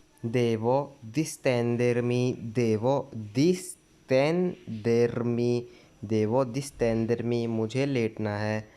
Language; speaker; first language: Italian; non-native, fluent; Urdu